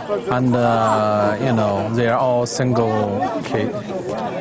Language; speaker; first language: English; non-native, fluent; Chinese